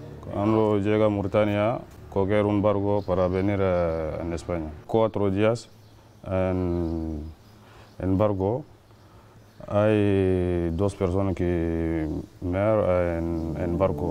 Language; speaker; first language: Spanish; non-native, learner; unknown